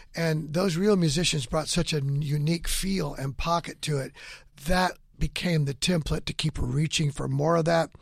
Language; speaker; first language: English; native; English